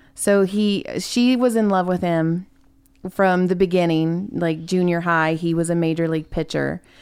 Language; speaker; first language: English; native; English